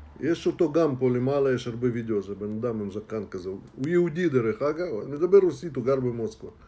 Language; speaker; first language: Hebrew; non-native, fluent; Russian